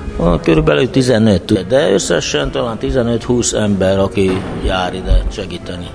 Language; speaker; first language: Hungarian; early bilingual, heritage; Hungarian